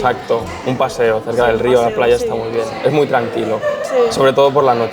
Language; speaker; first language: Spanish; native; Spanish